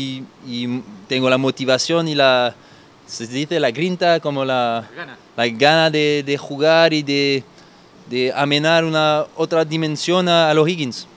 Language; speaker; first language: Spanish; non-native, learner; French